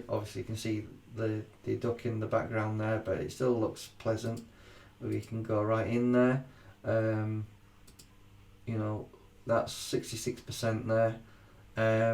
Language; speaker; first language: English; native; English